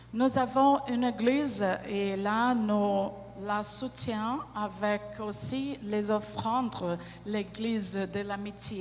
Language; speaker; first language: French; non-native, learner; Portuguese